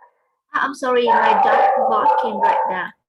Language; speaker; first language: English; non-native, fluent; Vietnamese